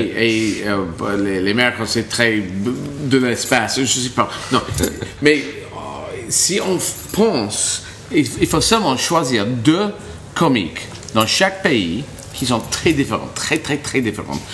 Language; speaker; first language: French; non-native, learner; English